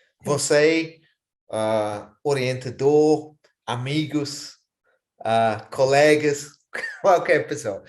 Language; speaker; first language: Portuguese; non-native, fluent; English